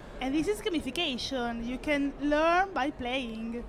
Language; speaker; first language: English; non-native, learner; Italian